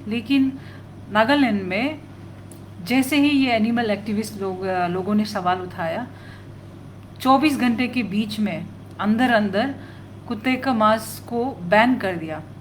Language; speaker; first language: Hindi; non-native, local second language; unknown